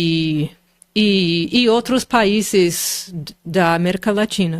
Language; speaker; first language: Portuguese; non-native, fluent; English